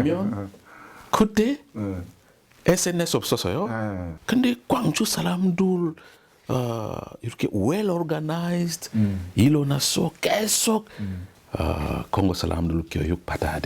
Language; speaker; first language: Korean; non-native, learner; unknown